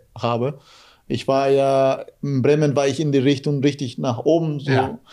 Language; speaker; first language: German; non-native, fluent; Guarani